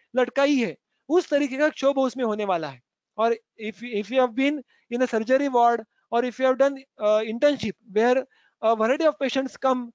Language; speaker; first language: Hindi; non-native, local second language; Marathi